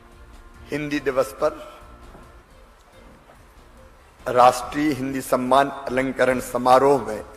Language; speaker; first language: Hindi; native; Hindi